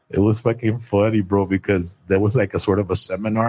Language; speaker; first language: English; early bilingual, other home language; Spanish